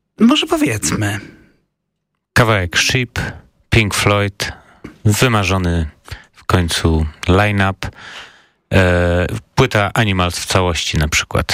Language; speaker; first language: Polish; native; Polish